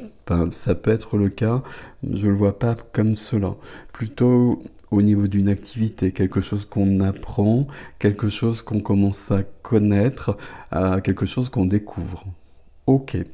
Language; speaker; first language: French; native; French